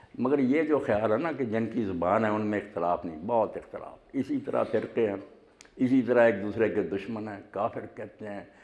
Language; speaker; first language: Urdu; non-native, local second language; Punjabi